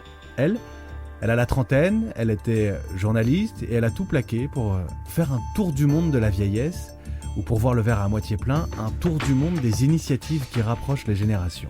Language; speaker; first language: French; native; French